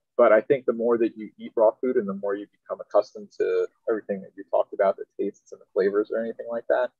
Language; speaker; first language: English; native; English